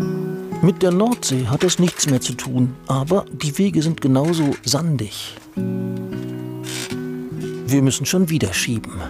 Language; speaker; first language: German; native; German